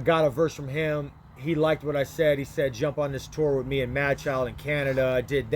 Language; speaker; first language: English; native; English